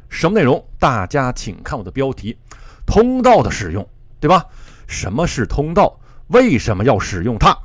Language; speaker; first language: Chinese; native; Chinese